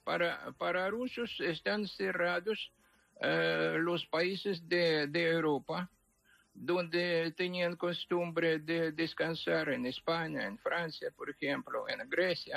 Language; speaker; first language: Spanish; non-native, fluent; Ukrainian